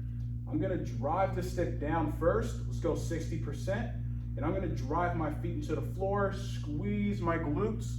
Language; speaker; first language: English; native; English